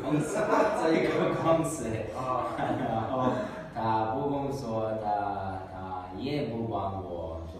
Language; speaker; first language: Chinese; non-native, learner; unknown